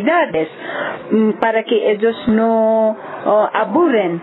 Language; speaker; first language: Spanish; non-native, learner; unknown